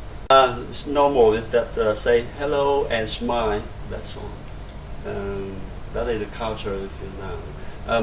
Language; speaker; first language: English; non-native, learner; Vietnamese